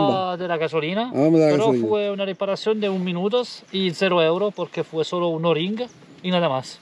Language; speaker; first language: Spanish; non-native, learner; Italian